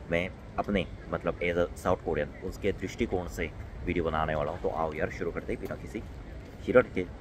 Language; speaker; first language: Hindi; non-native, fluent; Korean